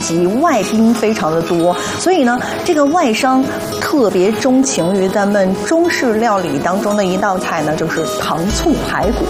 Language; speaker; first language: Chinese; native; Chinese